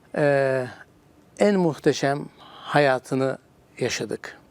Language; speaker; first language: Turkish; native; Turkish